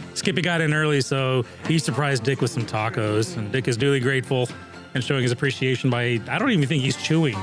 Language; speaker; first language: English; native; English